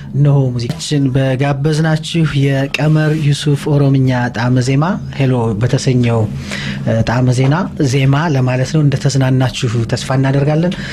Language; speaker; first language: Amharic; native; Amharic